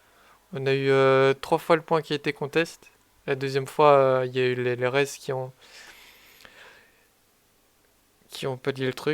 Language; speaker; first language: French; native; French